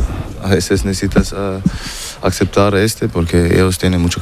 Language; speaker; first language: Spanish; non-native, learner; German